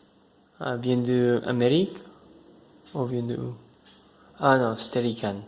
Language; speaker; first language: French; non-native, learner; English